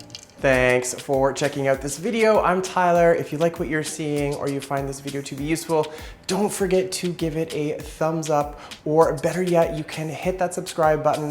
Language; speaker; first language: English; native; English